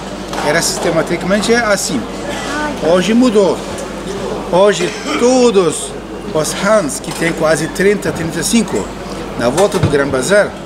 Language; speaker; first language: Portuguese; non-native, learner; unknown